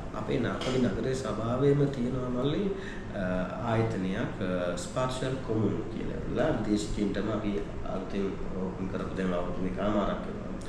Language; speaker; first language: Sinhala; non-native, local second language; Tamil